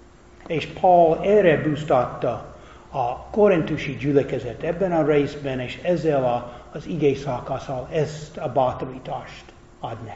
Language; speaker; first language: Hungarian; non-native, fluent; English